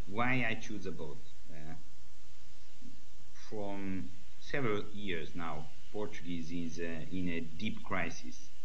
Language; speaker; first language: English; non-native, learner; Portuguese